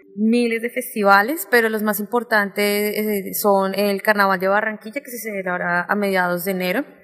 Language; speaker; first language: Spanish; native; Spanish